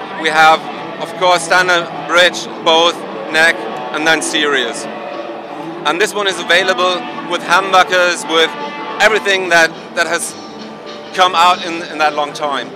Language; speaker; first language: English; non-native, fluent; German